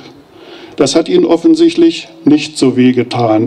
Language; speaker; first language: German; native; German